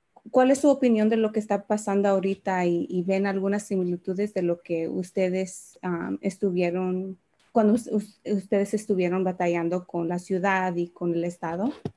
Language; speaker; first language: Spanish; early bilingual, heritage; Spanish